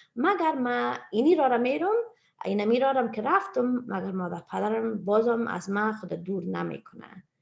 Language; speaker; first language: Persian; early bilingual, heritage; Persian